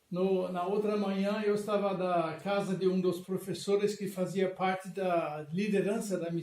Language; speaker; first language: Portuguese; non-native, fluent; German